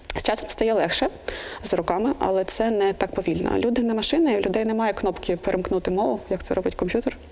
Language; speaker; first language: Ukrainian; non-native, local second language; Russian